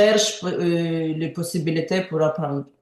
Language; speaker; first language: French; non-native, learner; Ukrainian